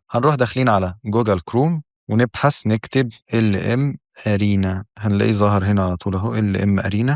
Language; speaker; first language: Arabic; native; Arabic